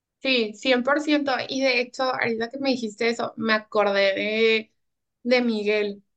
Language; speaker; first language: Spanish; early bilingual, heritage; Spanish